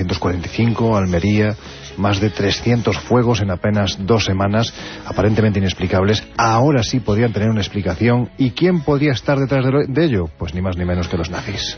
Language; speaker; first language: Spanish; native; Spanish